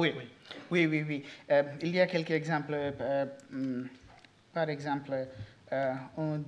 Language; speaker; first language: French; non-native, learner; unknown